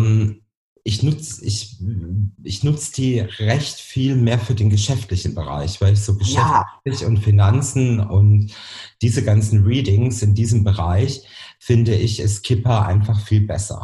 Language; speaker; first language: German; native; German